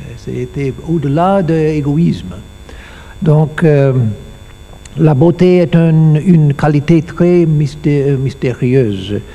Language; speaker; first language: French; non-native, learner; English